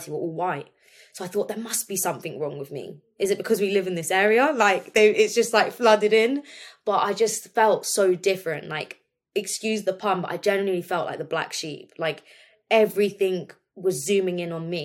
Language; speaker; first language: English; native; English